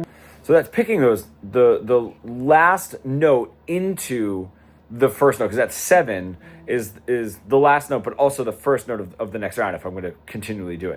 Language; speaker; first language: English; native; English